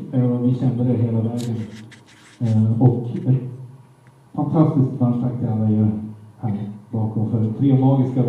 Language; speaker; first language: Swedish; native; Swedish